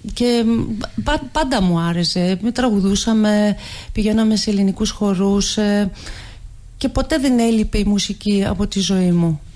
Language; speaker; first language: Greek; early bilingual, heritage; Greek